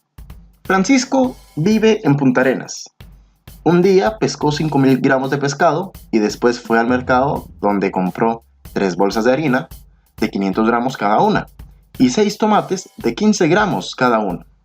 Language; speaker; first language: Spanish; native; Spanish